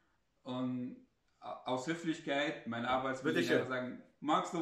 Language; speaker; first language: German; non-native, fluent; Arabic